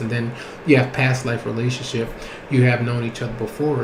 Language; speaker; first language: English; native; English